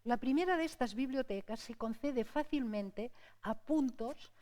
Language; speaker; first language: Spanish; non-native, local second language; Catalan